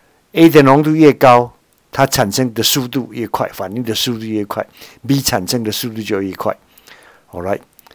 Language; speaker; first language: Chinese; native; Chinese